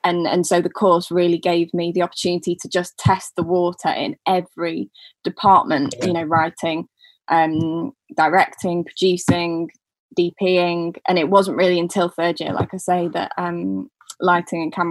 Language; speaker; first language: English; native; English